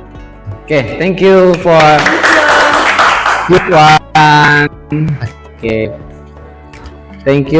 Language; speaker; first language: English; non-native, learner; Indonesian